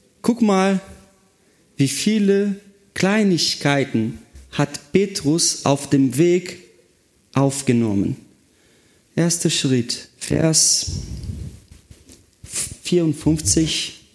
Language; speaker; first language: German; non-native, fluent; Portuguese